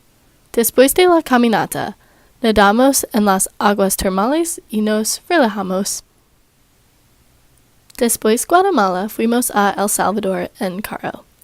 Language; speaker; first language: Spanish; non-native, learner; English